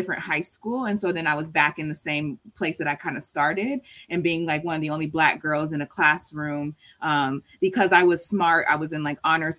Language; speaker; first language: English; native; English